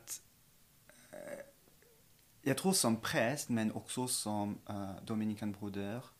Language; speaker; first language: Swedish; non-native, fluent; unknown